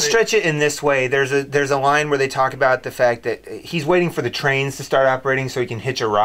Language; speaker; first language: English; native; English